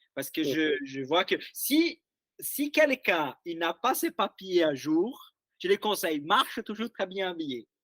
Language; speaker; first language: French; non-native, fluent; Portuguese